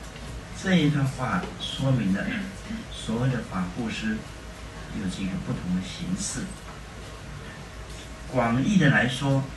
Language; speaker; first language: Chinese; native; Chinese